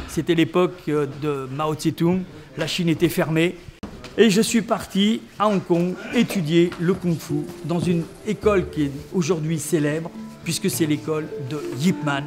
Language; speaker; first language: French; native; French